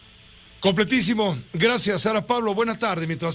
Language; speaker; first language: Spanish; native; Spanish